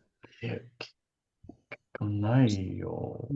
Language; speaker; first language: Japanese; non-native, learner; English